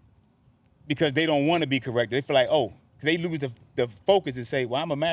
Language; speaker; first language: English; native; English